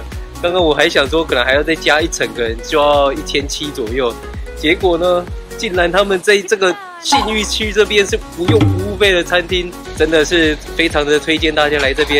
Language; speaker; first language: Chinese; native; Chinese